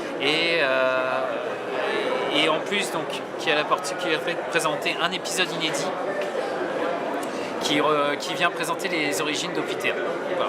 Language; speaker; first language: French; native; French